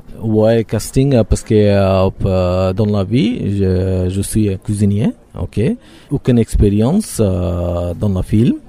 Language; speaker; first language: French; non-native, learner; Bangla